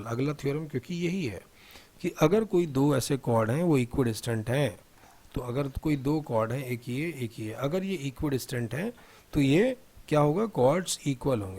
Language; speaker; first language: Hindi; native; Hindi